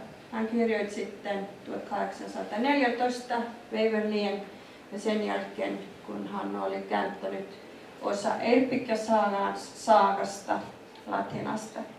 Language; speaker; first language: Finnish; non-native, fluent; Icelandic